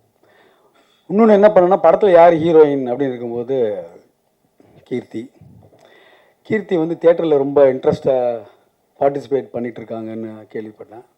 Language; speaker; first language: Tamil; native; Tamil